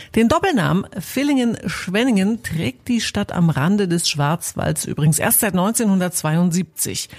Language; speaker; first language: German; native; German